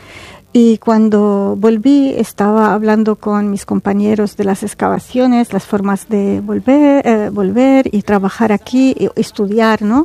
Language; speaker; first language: Spanish; non-native, fluent; Arabic